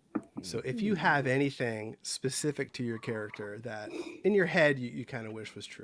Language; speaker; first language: English; native; English